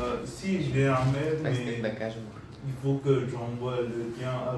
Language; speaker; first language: French; non-native, learner; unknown